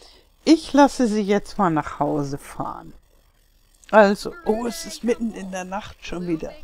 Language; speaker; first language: German; native; German